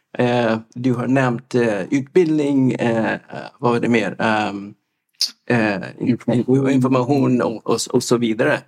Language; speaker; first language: Swedish; non-native, fluent; English